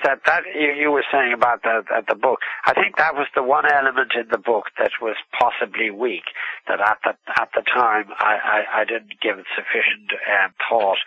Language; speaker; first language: English; native; English